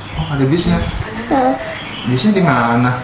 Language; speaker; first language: Indonesian; native; Indonesian